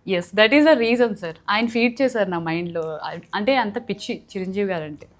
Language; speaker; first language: Telugu; native; Telugu